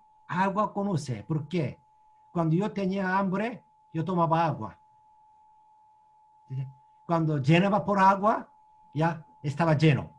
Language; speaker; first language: Spanish; non-native, learner; Korean